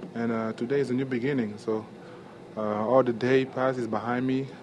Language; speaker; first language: English; non-native, fluent; French